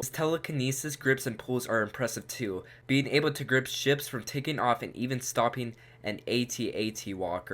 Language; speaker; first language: English; native; English